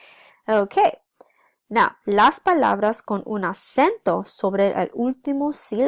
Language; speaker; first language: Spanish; non-native, fluent; English